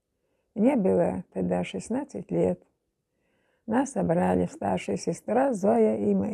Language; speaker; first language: Russian; non-native, local second language; German